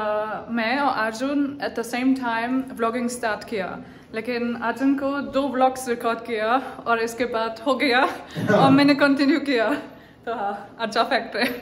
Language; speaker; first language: Hindi; non-native, learner; German